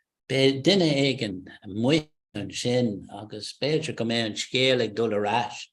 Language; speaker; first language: Irish; non-native, local second language; English